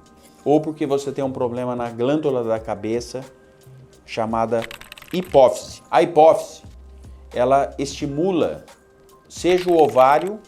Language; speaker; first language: Portuguese; native; Portuguese